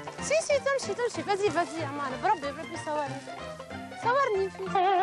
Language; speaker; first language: Arabic; native; Arabic